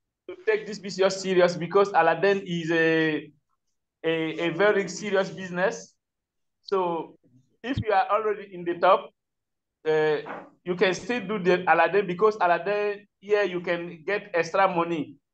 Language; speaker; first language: English; non-native, learner; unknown